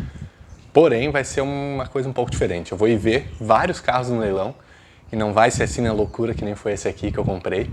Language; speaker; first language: Portuguese; native; Portuguese